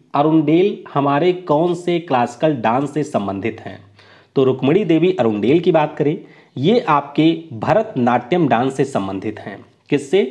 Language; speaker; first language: Hindi; native; Hindi